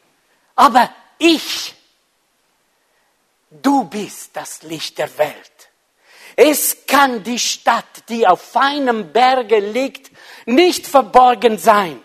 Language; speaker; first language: German; non-native, fluent; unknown